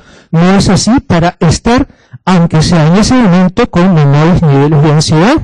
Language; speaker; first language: Spanish; native; Spanish